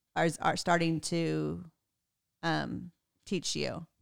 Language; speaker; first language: English; native; English